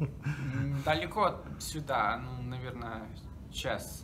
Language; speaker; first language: Russian; non-native, learner; English